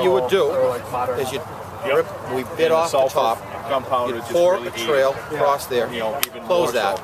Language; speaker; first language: English; native; English